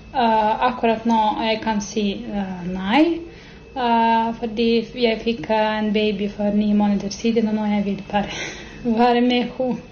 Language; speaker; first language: Norwegian; non-native, fluent; Serbian